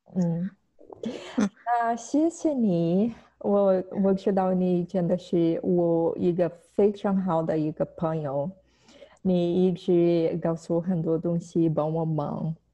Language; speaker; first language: Chinese; non-native, fluent; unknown